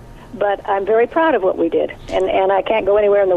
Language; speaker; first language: English; native; English